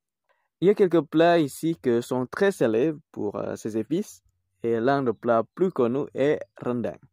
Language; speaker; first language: French; non-native, fluent; Indonesian